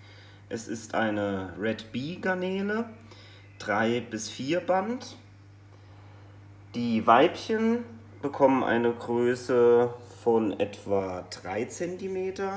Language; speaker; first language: German; native; German